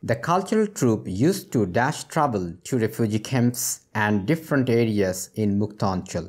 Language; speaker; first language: English; non-native, local second language; Bangla